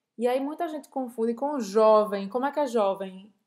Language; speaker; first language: Portuguese; native; Portuguese